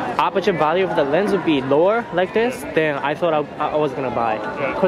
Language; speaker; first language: English; non-native, fluent; Japanese